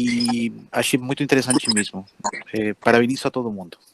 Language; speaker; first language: Portuguese; non-native, fluent; Spanish